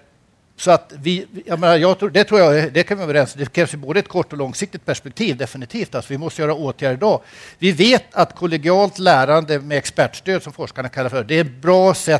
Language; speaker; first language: Swedish; native; Swedish